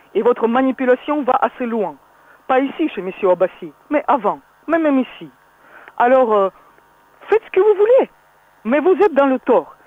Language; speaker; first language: French; non-native, fluent; Russian